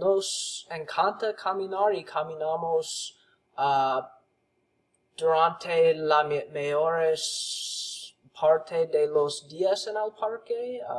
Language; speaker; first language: Spanish; non-native, learner; English